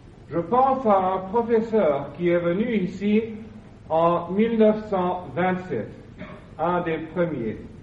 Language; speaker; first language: French; non-native, fluent; English